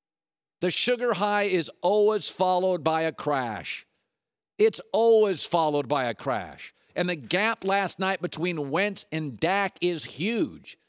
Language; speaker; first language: English; native; English